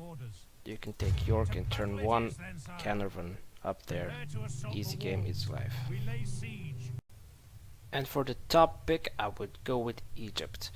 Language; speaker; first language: English; non-native, fluent; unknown